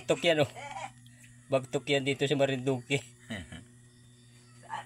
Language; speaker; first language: Filipino; native; Filipino